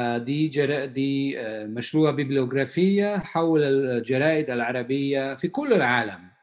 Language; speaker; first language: Arabic; non-native, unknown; Hungarian